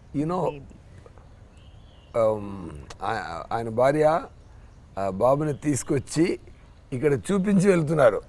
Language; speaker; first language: Telugu; non-native, learner; Tamil